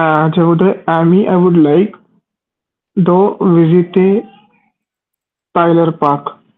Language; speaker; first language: French; non-native, learner; Hindi